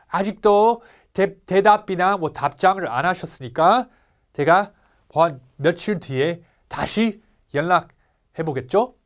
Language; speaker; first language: Korean; non-native, fluent; English